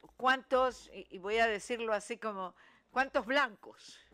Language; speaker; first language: Spanish; native; Spanish